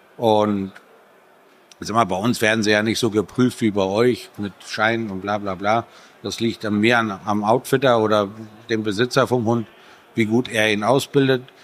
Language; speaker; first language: German; native; German